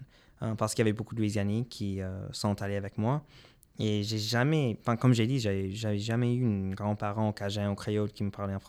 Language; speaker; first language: French; non-native, local second language; English